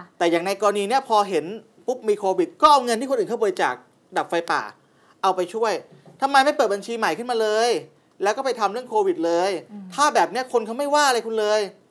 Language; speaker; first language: Thai; native; Thai